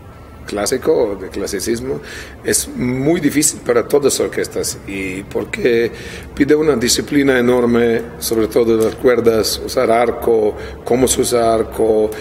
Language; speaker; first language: Spanish; non-native, fluent; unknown